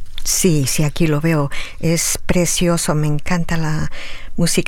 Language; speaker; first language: Spanish; native; Spanish